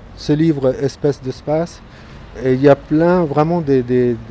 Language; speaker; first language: French; non-native, fluent; Arabic